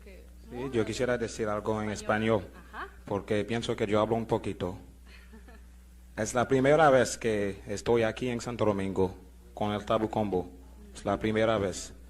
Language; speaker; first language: Spanish; non-native, learner; Haitian Creole